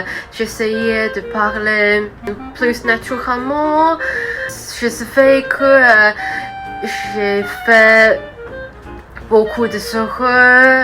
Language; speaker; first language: French; non-native, learner; Cantonese